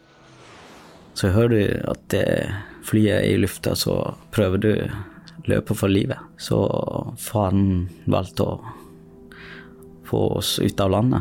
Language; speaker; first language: Norwegian; non-native, fluent; Tamil